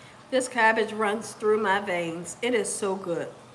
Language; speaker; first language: English; native; English